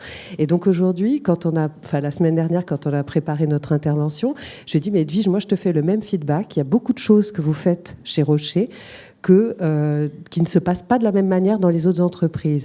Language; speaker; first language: French; native; French